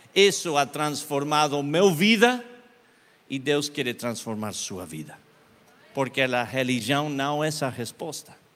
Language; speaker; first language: Portuguese; non-native, learner; Spanish